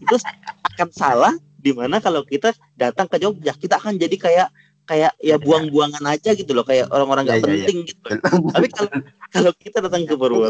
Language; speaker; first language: Indonesian; native; Indonesian